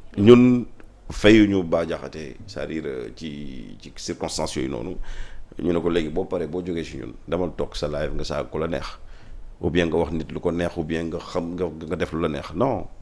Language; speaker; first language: Wolof; non-native, local second language; Jola-Fonyi